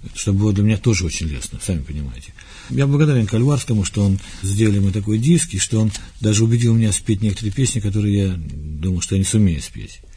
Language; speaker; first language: Russian; native; Russian